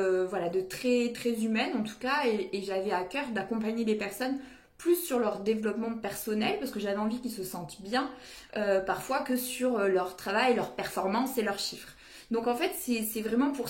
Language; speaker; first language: French; native; French